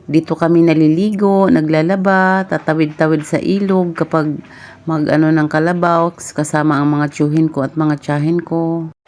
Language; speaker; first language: Filipino; non-native, local second language; Cebuano